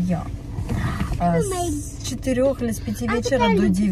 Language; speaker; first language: Russian; native; Russian